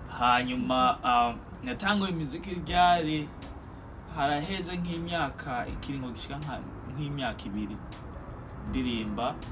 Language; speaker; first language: Rundi; early bilingual, heritage; Rundi